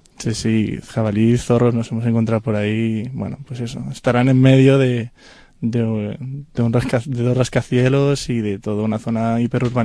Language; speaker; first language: Spanish; native; Spanish